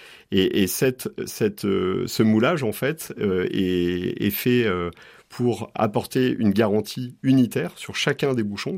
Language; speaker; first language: French; native; French